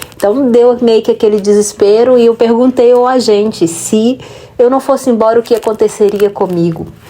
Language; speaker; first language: Portuguese; native; Portuguese